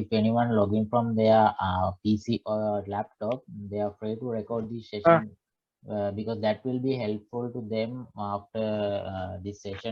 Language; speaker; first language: English; non-native, local second language; Sinhala